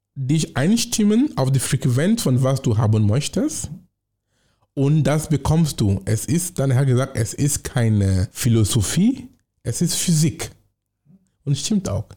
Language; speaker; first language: German; non-native, fluent; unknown